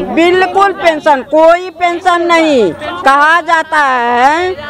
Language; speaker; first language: Hindi; native; Hindi